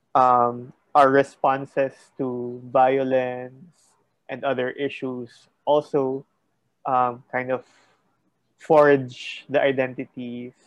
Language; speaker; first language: English; non-native, local second language; Filipino